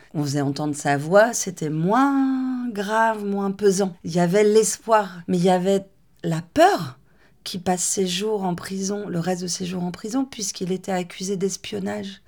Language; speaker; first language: French; native; French